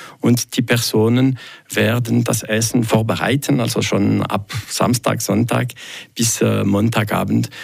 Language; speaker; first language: German; non-native, local second language; French